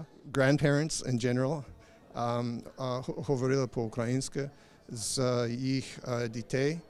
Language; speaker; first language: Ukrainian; non-native, learner; English